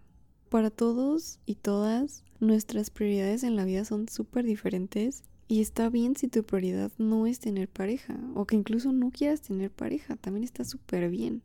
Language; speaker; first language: Spanish; native; Spanish